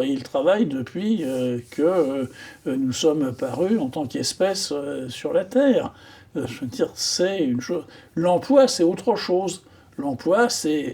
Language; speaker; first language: French; native; French